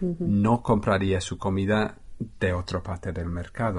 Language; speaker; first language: Spanish; non-native, fluent; English